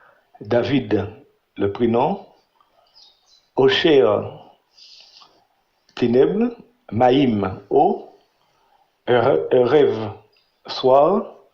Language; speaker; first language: French; non-native, learner; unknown